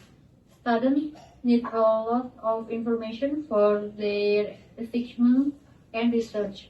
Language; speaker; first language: English; non-native, learner; Indonesian